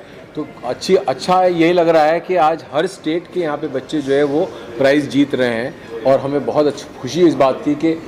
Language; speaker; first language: Hindi; native; Hindi